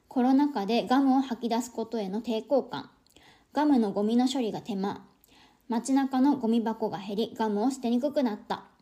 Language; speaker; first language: Japanese; native; Japanese